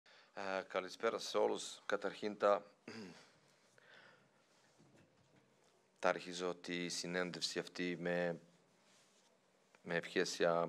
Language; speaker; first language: Greek; non-native, fluent; Serbian